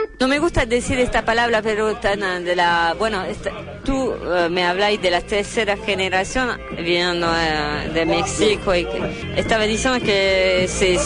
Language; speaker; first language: Spanish; non-native, learner; French